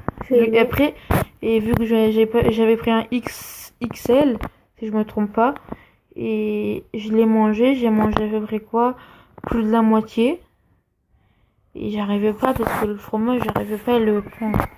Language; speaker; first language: French; native; French